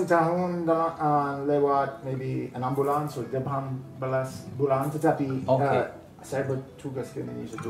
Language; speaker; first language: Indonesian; non-native, learner; English